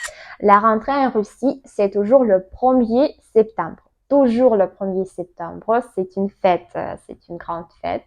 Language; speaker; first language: French; non-native, learner; Russian